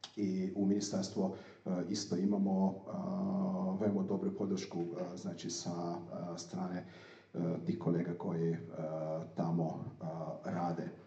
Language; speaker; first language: Serbian; non-native, fluent; Hungarian